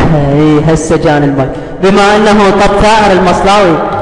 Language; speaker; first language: Arabic; native; Arabic